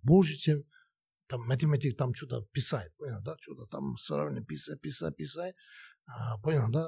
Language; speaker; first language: Russian; non-native, learner; Tibetan